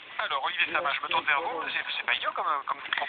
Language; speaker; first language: French; native; French